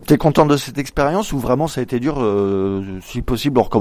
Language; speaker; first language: French; native; French